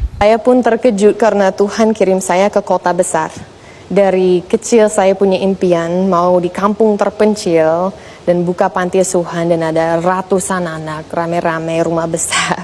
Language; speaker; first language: Indonesian; non-native, fluent; English